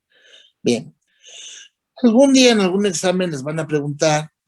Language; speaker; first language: Spanish; native; Spanish